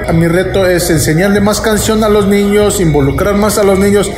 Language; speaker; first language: Spanish; non-native, local second language; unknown